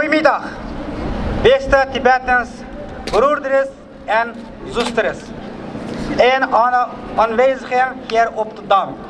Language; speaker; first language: Dutch; non-native, fluent; Uyghur